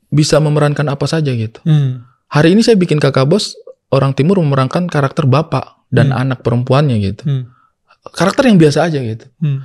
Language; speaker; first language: Indonesian; native; Indonesian